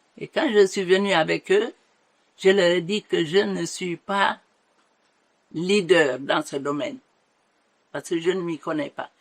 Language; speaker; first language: French; non-native, local second language; Mandingo